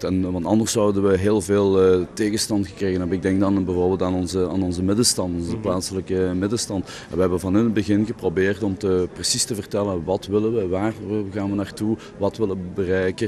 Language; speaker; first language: Dutch; native; Dutch